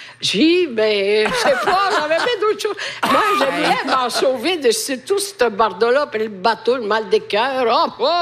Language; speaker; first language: French; non-native, fluent; Italian